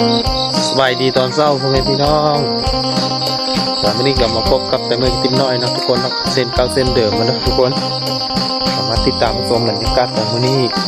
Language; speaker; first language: Thai; non-native, local second language; Lao